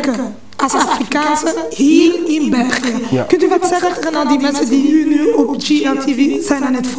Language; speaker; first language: Dutch; non-native, learner; French